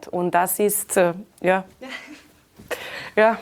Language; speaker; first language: German; non-native, fluent; Catalan